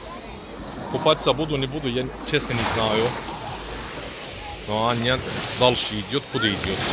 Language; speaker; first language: Russian; non-native, learner; Turkish